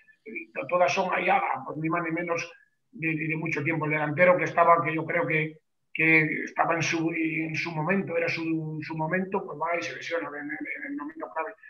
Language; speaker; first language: Spanish; native; Spanish